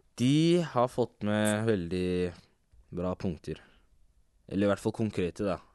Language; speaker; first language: Norwegian; native; Norwegian